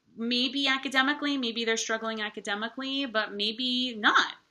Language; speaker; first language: English; native; English